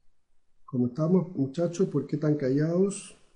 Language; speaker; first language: Spanish; native; Spanish